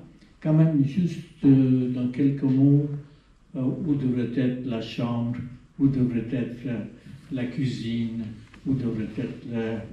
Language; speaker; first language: French; non-native, fluent; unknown